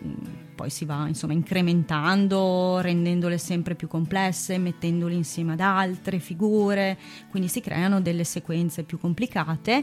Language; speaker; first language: Italian; native; Italian